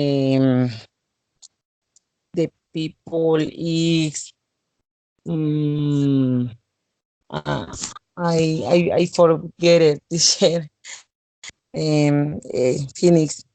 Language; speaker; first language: English; non-native, learner; Spanish